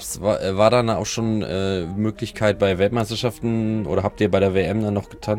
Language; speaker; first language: German; native; German